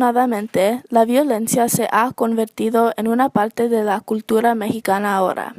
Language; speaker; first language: Spanish; non-native, learner; English